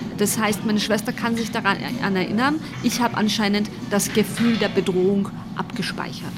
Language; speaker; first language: German; early bilingual, other home language; Bosnian